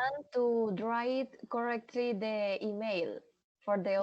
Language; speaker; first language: English; non-native, learner; Spanish